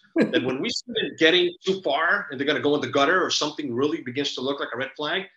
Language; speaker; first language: English; early bilingual, other home language; Spanish